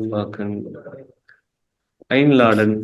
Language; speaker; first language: German; non-native, fluent; Tamil